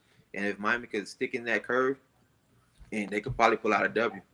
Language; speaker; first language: English; native; English